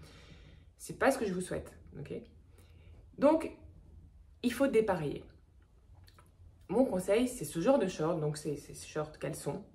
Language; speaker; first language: French; native; French